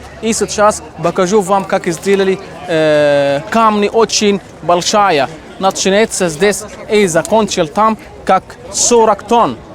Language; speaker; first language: Russian; non-native, learner; Arabic